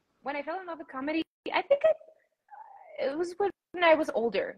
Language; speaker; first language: English; early bilingual, other home language; Spanish